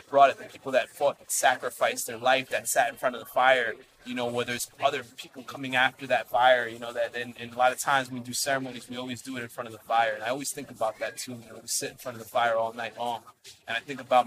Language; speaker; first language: English; native; English